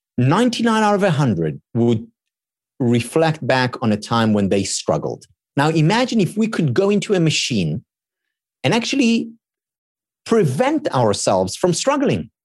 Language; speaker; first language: English; non-native, fluent; Hebrew